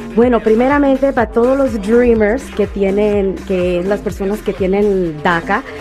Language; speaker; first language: Spanish; native; Spanish